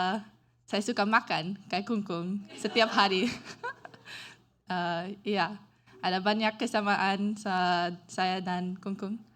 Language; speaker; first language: Indonesian; early bilingual, heritage; English